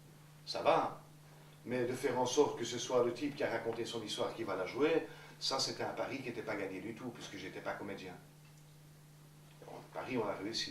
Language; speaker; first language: French; native; French